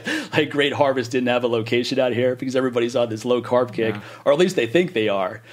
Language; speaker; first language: English; native; English